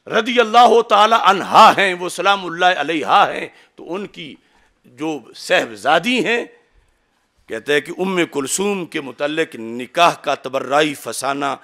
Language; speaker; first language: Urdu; non-native, local second language; Punjabi